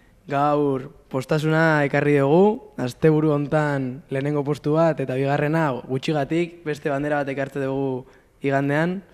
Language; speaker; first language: Basque; native; Basque